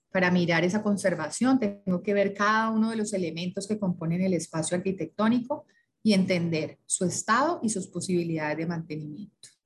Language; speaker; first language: Spanish; native; Spanish